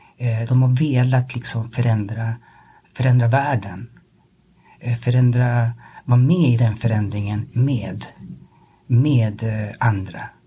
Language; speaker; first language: Swedish; early bilingual, other home language; Spanish